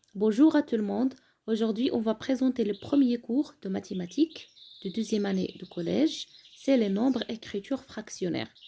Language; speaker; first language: French; non-native, local second language; Arabic